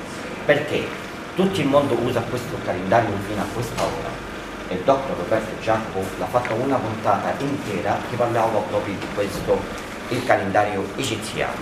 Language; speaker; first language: Italian; non-native, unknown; Arabic